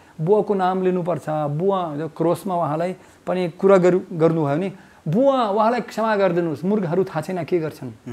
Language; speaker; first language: Nepali; non-native, fluent; Russian